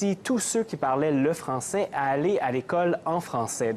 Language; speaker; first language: French; native; French